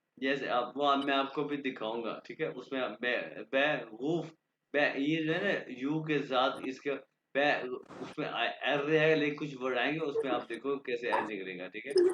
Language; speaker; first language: Urdu; non-native, local second language; Punjabi